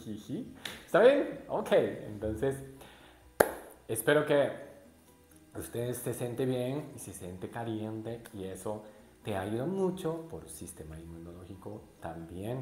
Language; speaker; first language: Spanish; non-native, learner; Japanese